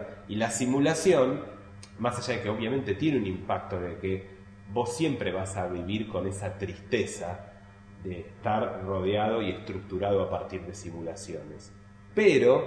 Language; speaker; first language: Spanish; native; Spanish